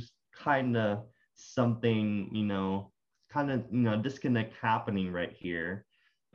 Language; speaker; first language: English; non-native, fluent; Spanish